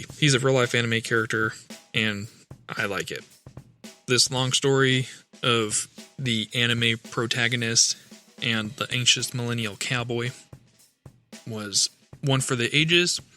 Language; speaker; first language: English; native; English